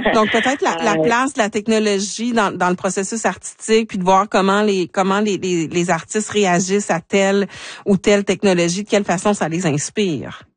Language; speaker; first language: French; native; French